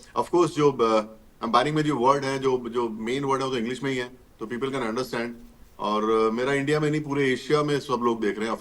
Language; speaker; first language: Hindi; native; Hindi